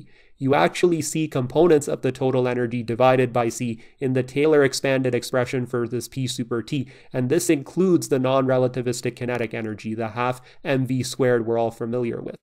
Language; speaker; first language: English; native; English